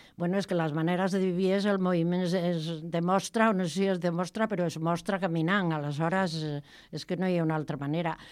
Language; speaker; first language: Catalan; non-native, local second language; Spanish